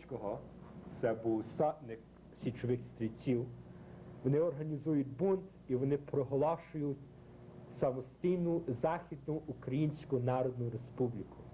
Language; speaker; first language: Ukrainian; early bilingual, heritage; Ukrainian